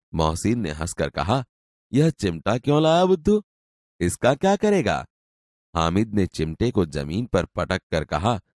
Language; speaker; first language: Hindi; non-native, local second language; Gujarati